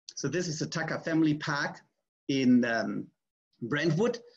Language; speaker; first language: English; non-native, fluent; German